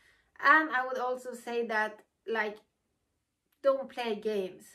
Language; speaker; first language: English; non-native, fluent; Norwegian